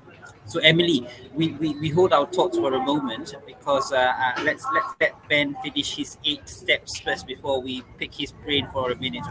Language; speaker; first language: English; non-native, local second language; Malay